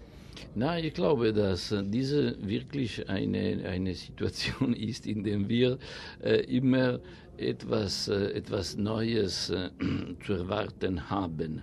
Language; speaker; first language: German; non-native, fluent; Italian